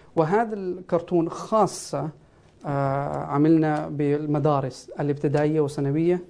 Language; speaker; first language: Arabic; non-native, local second language; Urdu